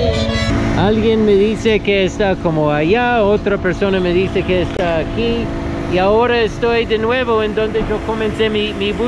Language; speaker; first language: Spanish; non-native, learner; English